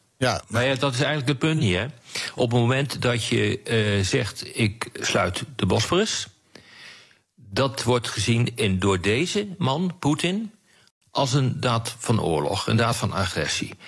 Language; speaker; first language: Dutch; native; Dutch